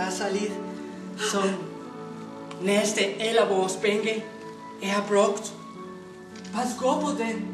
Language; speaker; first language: Danish; non-native, learner; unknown